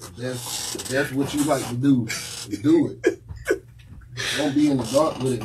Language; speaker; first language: English; native; English